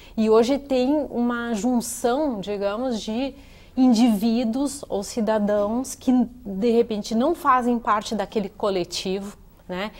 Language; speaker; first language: Portuguese; native; Portuguese